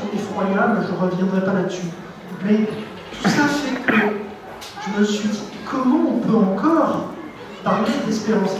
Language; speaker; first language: French; native; French